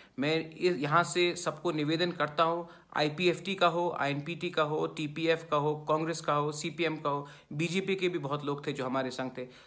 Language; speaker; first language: Hindi; non-native, local second language; Kok Borok